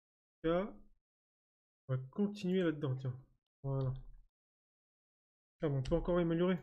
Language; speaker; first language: French; native; French